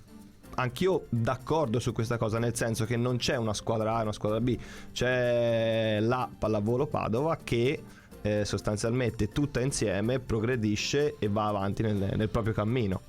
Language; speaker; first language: Italian; native; Italian